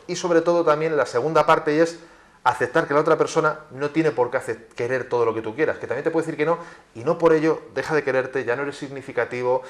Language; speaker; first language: Spanish; native; Spanish